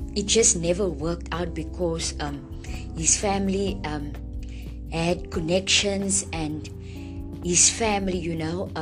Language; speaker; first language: English; non-native, local second language; Afrikaans